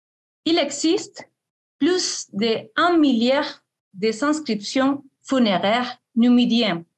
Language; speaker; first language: French; non-native, fluent; Spanish